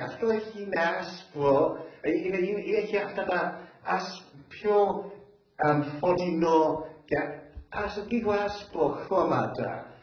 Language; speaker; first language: Greek; early bilingual, heritage; English